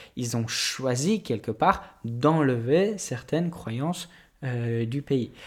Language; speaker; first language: French; non-native, fluent; Polish